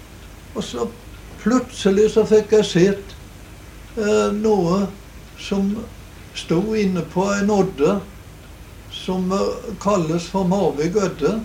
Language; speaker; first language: Norwegian; native; Norwegian